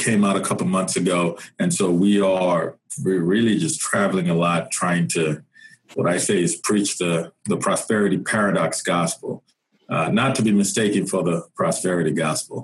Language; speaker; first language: English; non-native, local second language; Yoruba